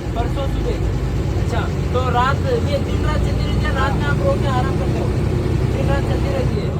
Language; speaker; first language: Hindi; non-native, local second language; Kannada